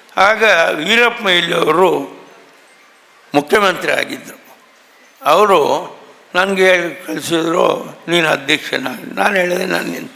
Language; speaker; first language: Kannada; non-native, local second language; Tulu